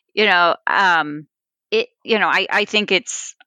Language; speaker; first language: English; native; English